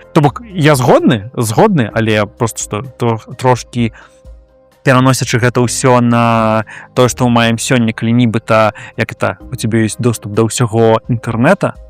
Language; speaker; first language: Belarusian; non-native, local second language; Russian